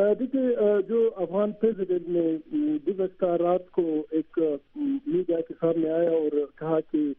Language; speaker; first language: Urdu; non-native, learner; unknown